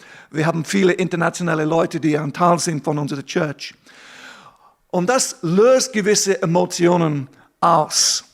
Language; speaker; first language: German; non-native, fluent; English